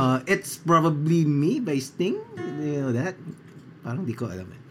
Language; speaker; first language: English; non-native, local second language; Filipino